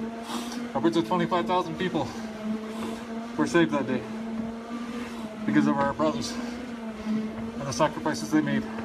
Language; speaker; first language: English; native; English